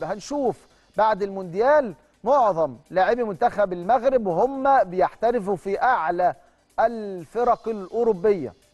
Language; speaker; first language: Arabic; native; Arabic